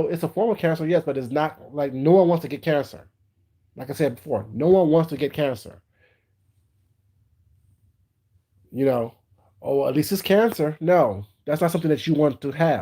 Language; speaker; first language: English; native; English